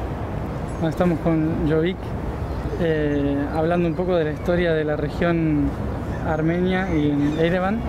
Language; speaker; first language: Spanish; native; Spanish